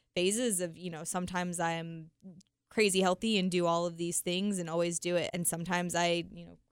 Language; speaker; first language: English; native; English